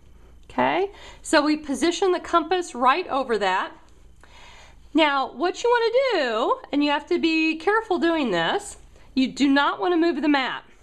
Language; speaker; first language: English; native; English